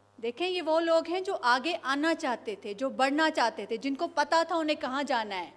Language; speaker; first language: Urdu; non-native, local second language; Sindhi